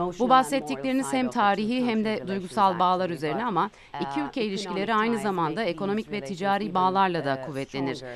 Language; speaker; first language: Turkish; native; Turkish